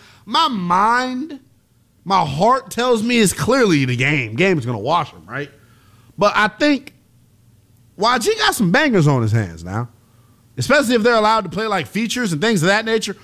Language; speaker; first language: English; native; English